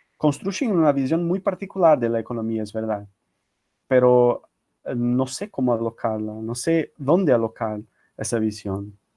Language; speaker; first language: Spanish; non-native, fluent; Portuguese